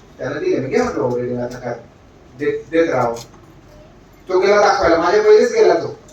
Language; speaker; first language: Marathi; native; Marathi